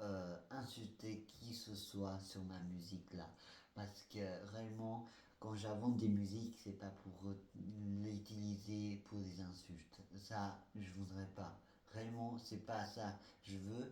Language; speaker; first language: French; non-native, fluent; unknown